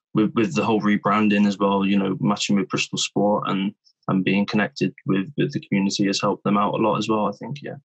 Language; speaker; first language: English; native; English